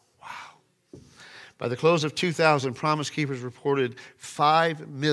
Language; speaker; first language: English; native; English